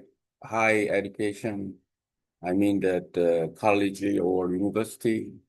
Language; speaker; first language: English; non-native, learner; Korean